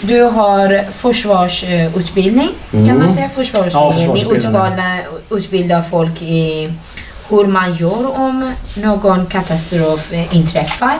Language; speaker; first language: Swedish; non-native, fluent; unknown